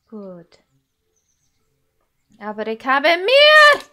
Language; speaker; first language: German; non-native, learner; Dutch